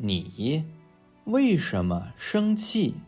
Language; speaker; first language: Chinese; non-native, fluent; English